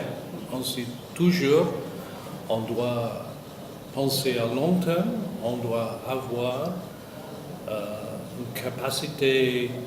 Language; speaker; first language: French; non-native, fluent; English